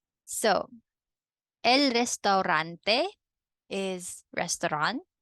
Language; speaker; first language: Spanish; non-native, fluent; Filipino